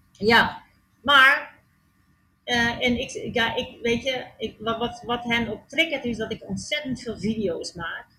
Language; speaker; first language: Dutch; native; Dutch